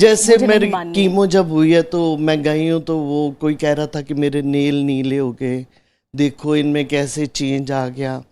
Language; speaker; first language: Hindi; native; Hindi